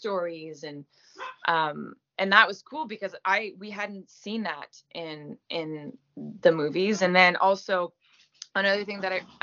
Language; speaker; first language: English; non-native, fluent; French